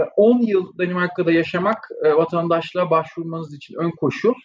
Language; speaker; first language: Turkish; native; Turkish